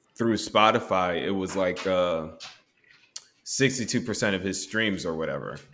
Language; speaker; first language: English; native; English